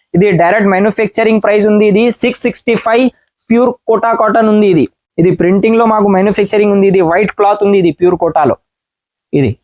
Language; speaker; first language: Telugu; non-native, learner; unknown